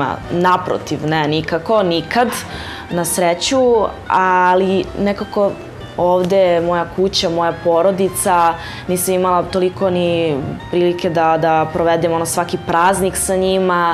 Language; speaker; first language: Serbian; early bilingual, heritage; Serbian